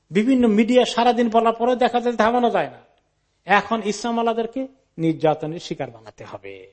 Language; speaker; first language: Bangla; native; Bangla